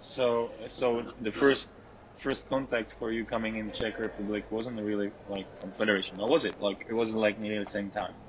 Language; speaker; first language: English; non-native, learner; Czech